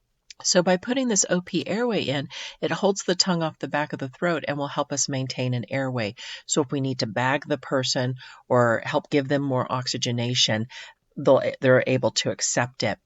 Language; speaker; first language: English; native; English